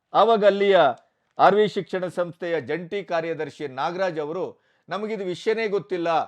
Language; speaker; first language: Kannada; native; Kannada